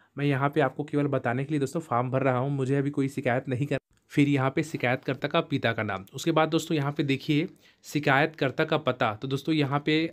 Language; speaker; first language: Hindi; native; Hindi